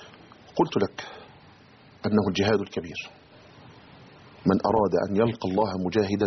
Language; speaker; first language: Arabic; native; Arabic